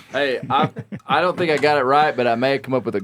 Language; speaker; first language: English; native; English